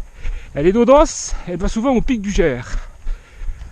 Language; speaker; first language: French; native; French